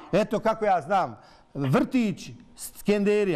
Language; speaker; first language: Bosnian; native; Bosnian